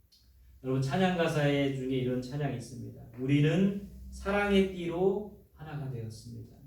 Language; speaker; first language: Korean; native; Korean